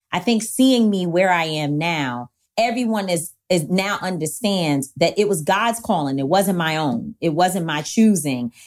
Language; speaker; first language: English; native; English